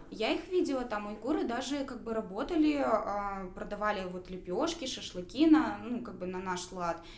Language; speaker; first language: Russian; native; Russian